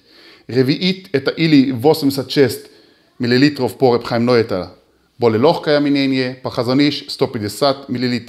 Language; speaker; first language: Russian; early bilingual, heritage; Hebrew